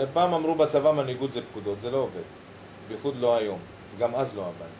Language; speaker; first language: Hebrew; early bilingual, other home language; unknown